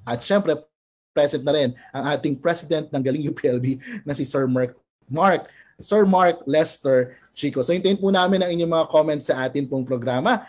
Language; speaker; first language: Filipino; native; Filipino